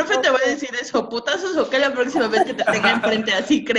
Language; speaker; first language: Spanish; native; Spanish